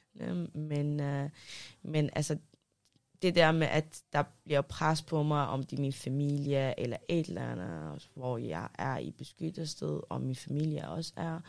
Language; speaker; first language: Danish; early bilingual, other home language; Arabic